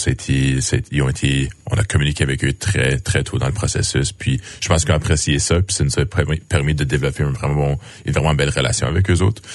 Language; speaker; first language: French; native; French